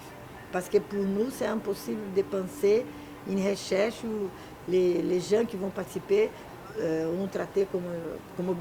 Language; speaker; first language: French; non-native, fluent; Portuguese